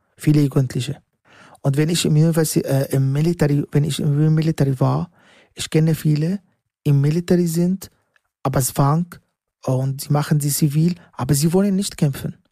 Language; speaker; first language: German; non-native, learner; Arabic